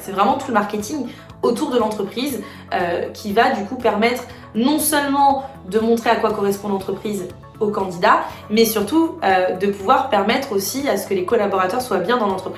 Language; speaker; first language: French; native; French